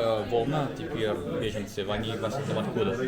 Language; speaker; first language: Russian; non-native, learner; English